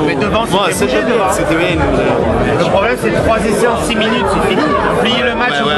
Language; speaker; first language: French; native; French